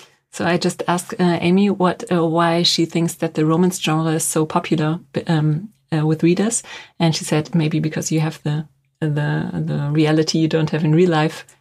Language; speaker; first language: English; non-native, fluent; German